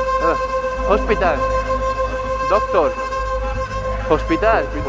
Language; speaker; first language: English; non-native, learner; Spanish